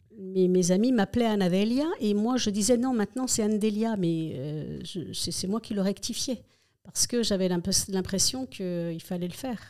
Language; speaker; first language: French; early bilingual, other home language; Spanish